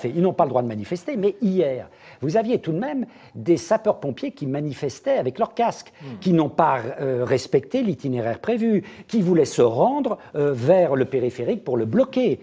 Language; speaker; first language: French; native; French